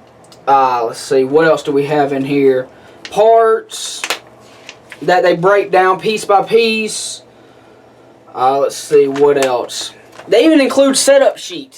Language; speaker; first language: English; native; English